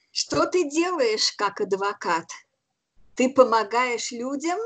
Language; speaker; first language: Russian; native; Russian